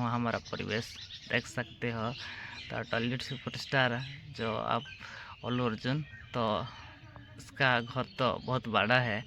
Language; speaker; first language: Hindi; non-native, local second language; Odia